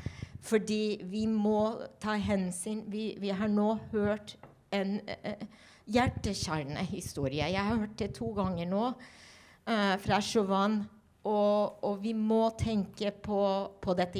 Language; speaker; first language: Norwegian; non-native, fluent; English